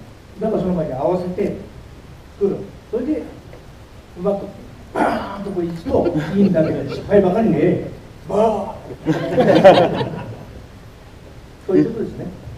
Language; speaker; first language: Japanese; native; Japanese